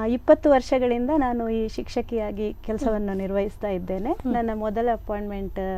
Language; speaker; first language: Kannada; non-native, local second language; Tulu